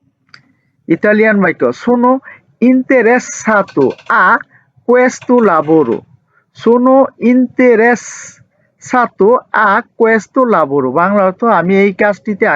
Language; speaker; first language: Italian; non-native, learner; Bangla